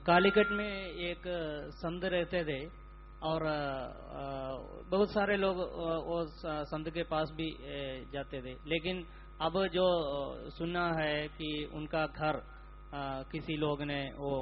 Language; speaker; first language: Hindi; non-native, local second language; Malayalam